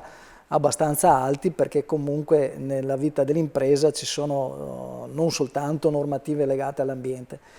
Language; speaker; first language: Italian; native; Italian